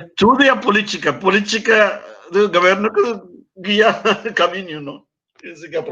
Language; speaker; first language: Portuguese; non-native, fluent; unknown